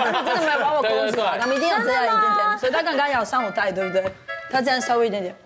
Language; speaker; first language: Chinese; non-native, fluent; Russian